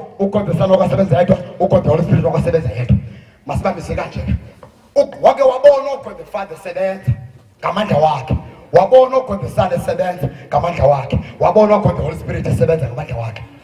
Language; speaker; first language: Zulu; non-native, local second language; Xhosa